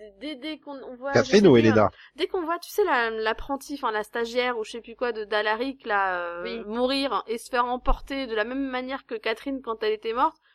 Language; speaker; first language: French; native; French